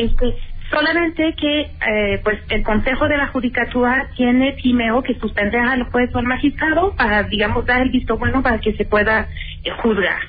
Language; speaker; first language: Spanish; native; Spanish